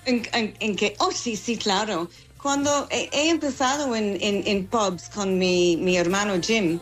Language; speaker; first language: Spanish; non-native, fluent; English